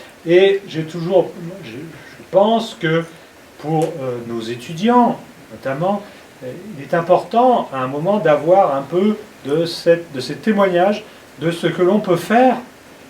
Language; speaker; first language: French; native; French